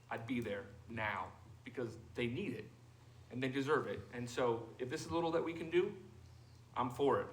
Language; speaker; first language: English; native; English